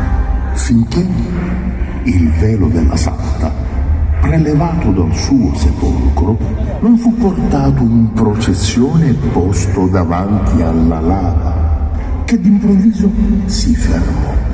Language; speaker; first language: Italian; native; Italian